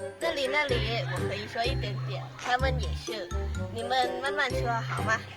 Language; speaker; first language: Chinese; non-native, learner; Thai